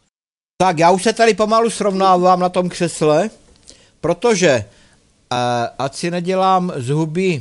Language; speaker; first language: Czech; native; Czech